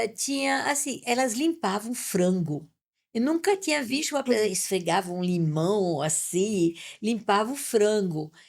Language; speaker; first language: Portuguese; non-native, fluent; French